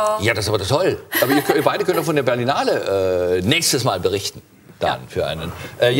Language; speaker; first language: German; native; German